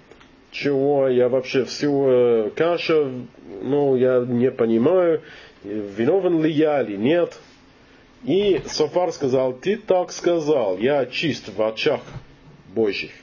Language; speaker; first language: Russian; non-native, learner; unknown